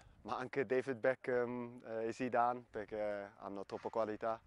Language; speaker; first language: Italian; non-native, fluent; Dutch